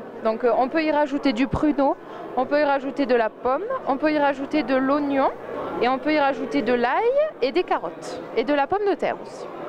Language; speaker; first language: French; native; French